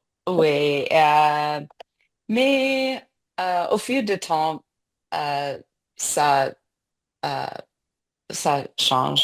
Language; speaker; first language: French; non-native, learner; English